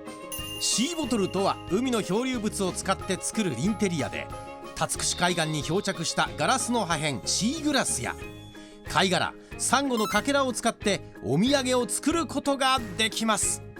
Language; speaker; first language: Japanese; native; Japanese